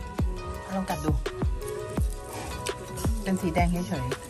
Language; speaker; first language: Swedish; non-native, learner; Thai